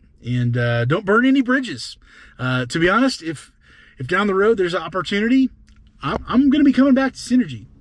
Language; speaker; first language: English; native; English